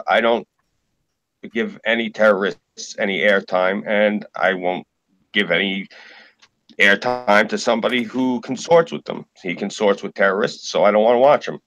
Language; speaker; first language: English; native; English